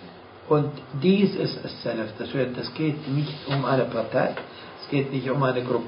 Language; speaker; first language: German; non-native, fluent; Arabic